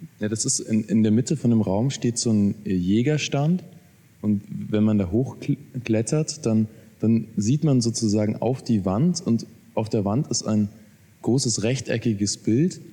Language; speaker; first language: German; native; German